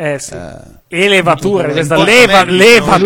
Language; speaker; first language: Italian; native; Italian